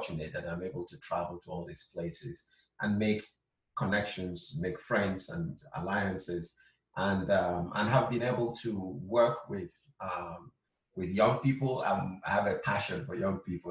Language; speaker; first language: English; non-native, local second language; Igbo